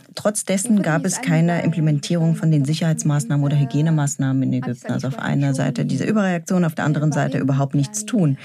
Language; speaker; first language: German; non-native, fluent; Arabic